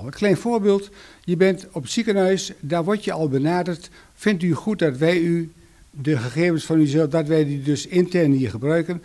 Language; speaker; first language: Dutch; native; Dutch